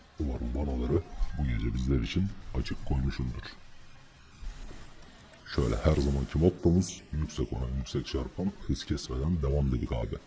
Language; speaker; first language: Turkish; native; Turkish